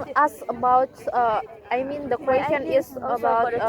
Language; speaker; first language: English; non-native, learner; Indonesian